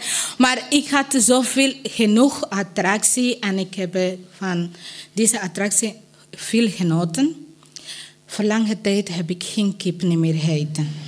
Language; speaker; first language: Dutch; non-native, learner; Spanish